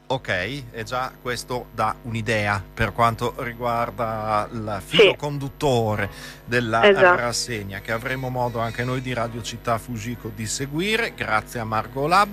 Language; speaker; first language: Italian; native; Italian